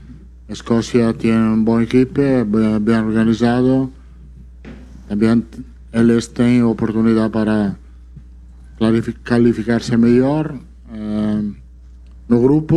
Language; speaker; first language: Portuguese; non-native, fluent; Italian